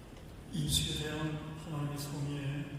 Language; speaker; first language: Korean; native; Korean